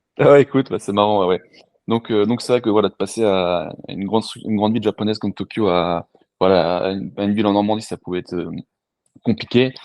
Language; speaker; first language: French; native; French